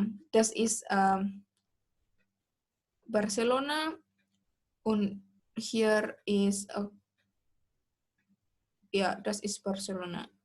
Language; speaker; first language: German; non-native, learner; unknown